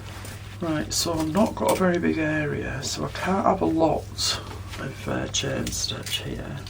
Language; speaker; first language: English; native; English